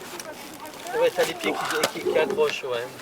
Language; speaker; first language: French; native; French